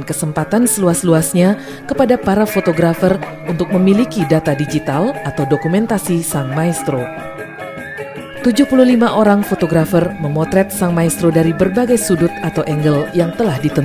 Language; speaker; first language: Indonesian; native; Indonesian